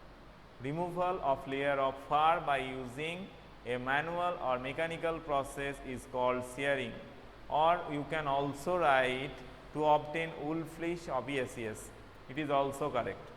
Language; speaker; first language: English; non-native, local second language; Bangla